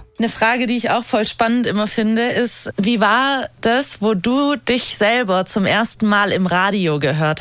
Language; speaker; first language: German; native; German